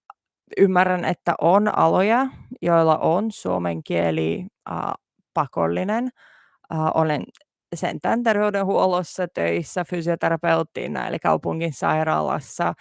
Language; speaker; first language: Finnish; non-native, learner; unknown